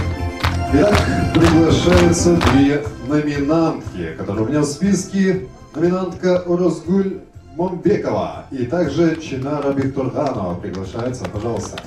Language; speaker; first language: Russian; native; Russian